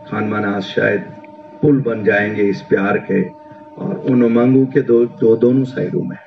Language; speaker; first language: Hindi; non-native, local second language; Kashmiri